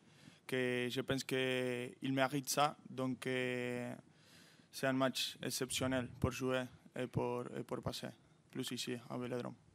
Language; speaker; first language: French; non-native, fluent; Spanish